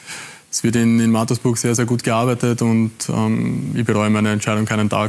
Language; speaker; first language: German; native; German